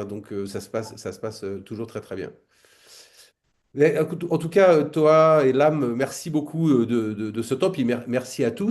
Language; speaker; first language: French; native; French